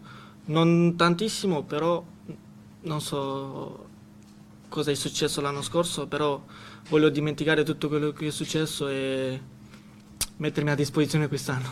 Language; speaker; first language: Italian; non-native, learner; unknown